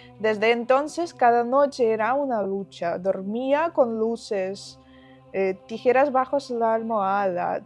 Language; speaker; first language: Spanish; non-native, fluent; Ukrainian